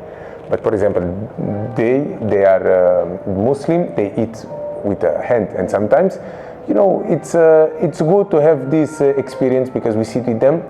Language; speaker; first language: English; non-native, local second language; Kabuverdianu